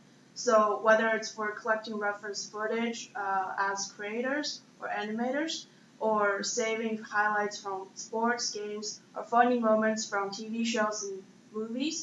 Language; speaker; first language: English; non-native, fluent; Chinese